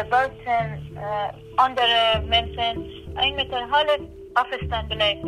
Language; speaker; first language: Dutch; non-native, learner; Persian